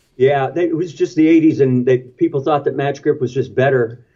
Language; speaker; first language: English; native; English